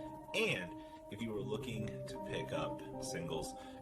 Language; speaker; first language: English; native; English